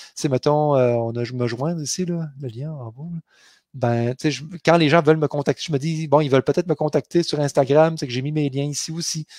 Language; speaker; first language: French; native; French